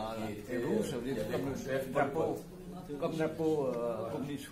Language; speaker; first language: French; non-native, learner; Khmer